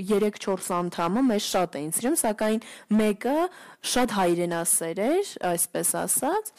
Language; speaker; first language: Armenian; early bilingual, heritage; Turkish